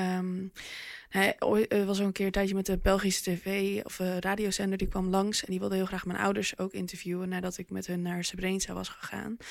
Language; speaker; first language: Dutch; early bilingual, other home language; Bosnian